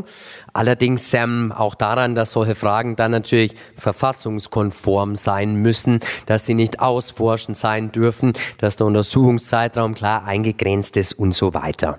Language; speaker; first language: German; native; German